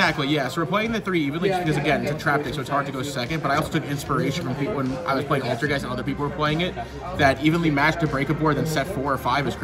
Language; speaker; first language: English; native; English